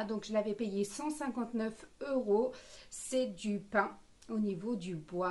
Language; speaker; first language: French; native; French